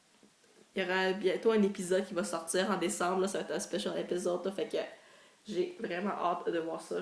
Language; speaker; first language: French; native; French